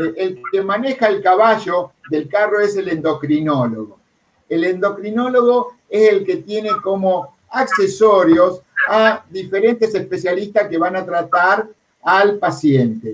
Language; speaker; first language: Spanish; native; Spanish